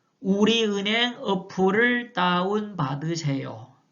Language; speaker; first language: Korean; non-native, fluent; Chinese